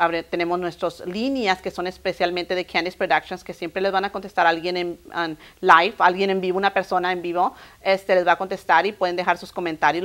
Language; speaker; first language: Spanish; early bilingual, heritage; Spanish